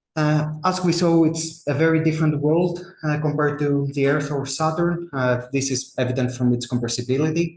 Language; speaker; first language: English; non-native, fluent; Greek